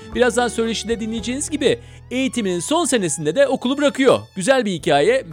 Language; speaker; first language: Turkish; non-native, local second language; Kurdish